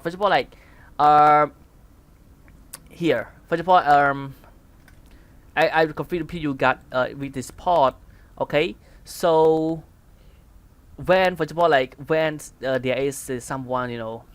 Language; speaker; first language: English; non-native, fluent; Khmer